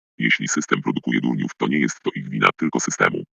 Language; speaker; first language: Polish; native; Polish